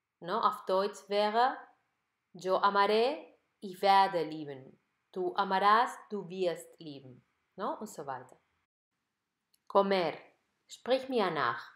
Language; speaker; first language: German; non-native, fluent; Spanish